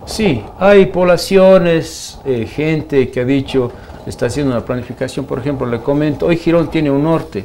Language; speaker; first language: Spanish; native; Spanish